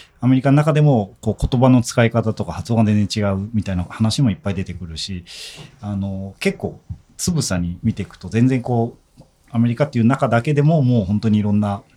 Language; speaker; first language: Japanese; native; Japanese